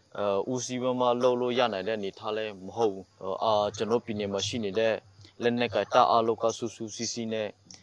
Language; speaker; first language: Burmese; non-native, local second language; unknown